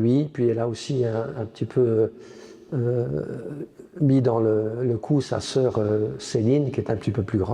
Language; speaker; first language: French; native; French